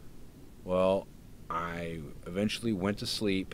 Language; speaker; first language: English; native; English